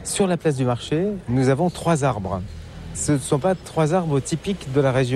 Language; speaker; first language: French; native; French